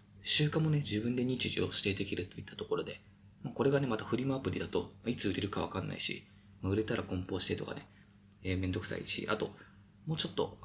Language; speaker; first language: Japanese; native; Japanese